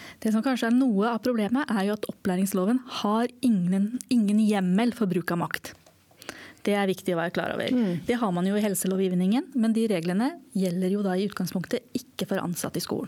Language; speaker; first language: Norwegian; native; Norwegian